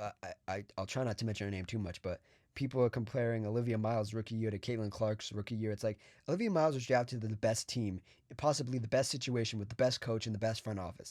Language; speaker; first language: English; native; English